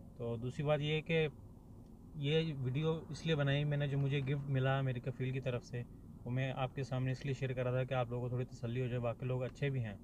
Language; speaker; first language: Urdu; native; Urdu